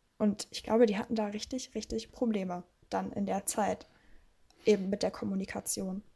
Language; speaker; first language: German; early bilingual, other home language; Russian